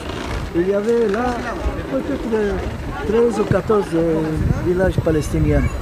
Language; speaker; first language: French; non-native, learner; Arabic